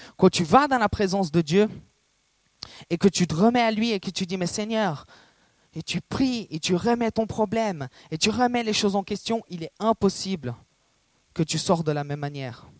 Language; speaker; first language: French; non-native, fluent; Portuguese